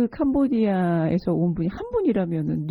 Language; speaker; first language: Korean; native; Korean